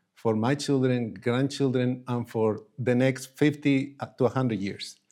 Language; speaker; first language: English; non-native, fluent; Spanish